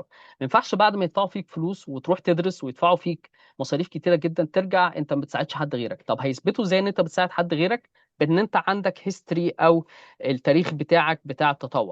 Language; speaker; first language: Arabic; native; Arabic